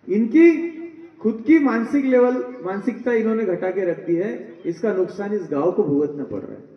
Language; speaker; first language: Hindi; non-native, local second language; Marathi